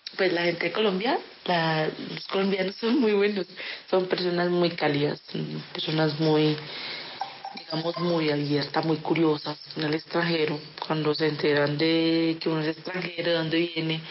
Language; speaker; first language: Spanish; early bilingual, other home language; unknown